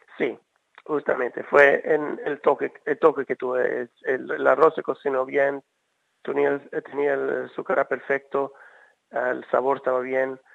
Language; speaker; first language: Spanish; early bilingual, heritage; Spanish